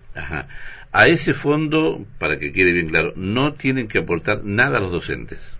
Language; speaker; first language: Spanish; native; Spanish